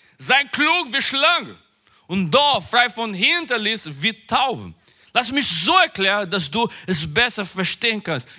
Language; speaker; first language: German; non-native, learner; Portuguese